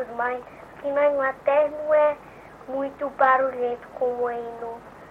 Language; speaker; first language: Portuguese; early bilingual, heritage; Portuguese